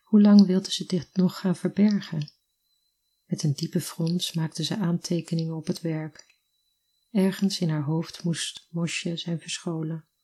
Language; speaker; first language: Dutch; native; Dutch